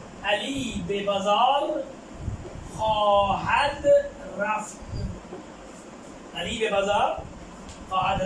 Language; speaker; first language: Persian; non-native, fluent; Urdu